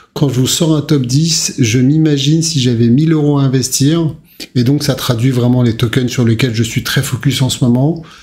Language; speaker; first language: French; native; French